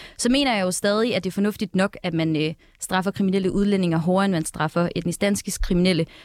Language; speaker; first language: Danish; native; Danish